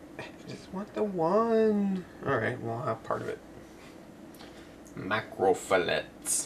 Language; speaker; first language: English; native; English